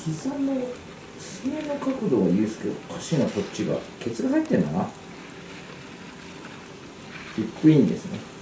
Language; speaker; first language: Japanese; native; Japanese